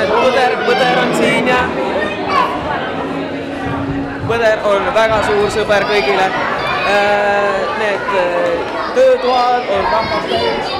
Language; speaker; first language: Estonian; native; Estonian